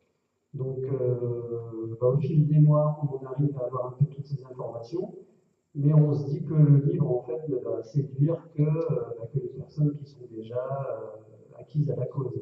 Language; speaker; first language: French; native; French